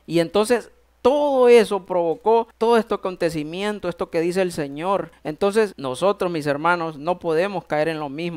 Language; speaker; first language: Spanish; native; Spanish